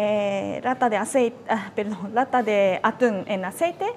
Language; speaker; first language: Spanish; non-native, fluent; Japanese